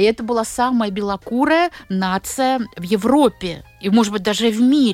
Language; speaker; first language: Russian; native; Russian